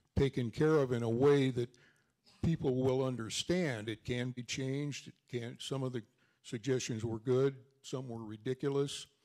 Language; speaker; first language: English; native; English